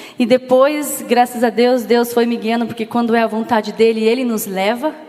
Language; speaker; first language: Portuguese; native; Portuguese